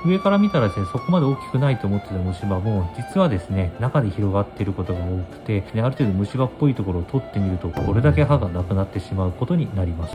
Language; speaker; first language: Japanese; native; Japanese